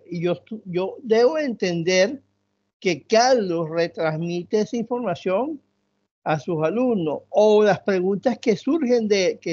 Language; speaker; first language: Spanish; native; Spanish